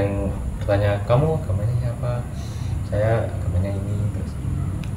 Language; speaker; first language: Indonesian; non-native, local second language; Javanese